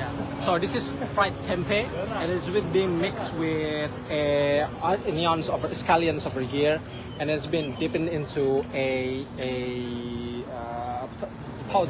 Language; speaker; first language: English; non-native, learner; Indonesian